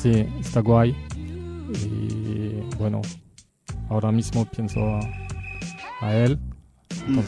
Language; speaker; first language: Spanish; non-native, fluent; French